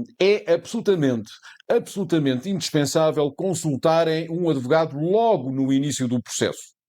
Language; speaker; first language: Portuguese; native; Portuguese